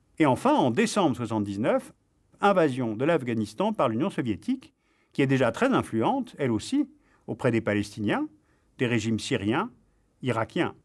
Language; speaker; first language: French; native; French